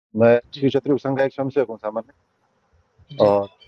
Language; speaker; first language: Hindi; native; Hindi